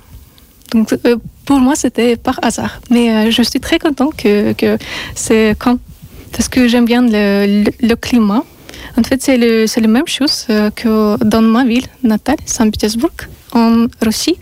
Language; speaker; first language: French; non-native, learner; Russian